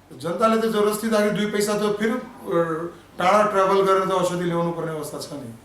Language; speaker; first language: Nepali; non-native, local second language; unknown